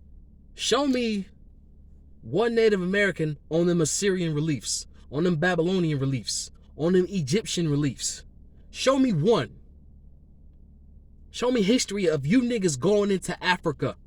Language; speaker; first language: English; native; English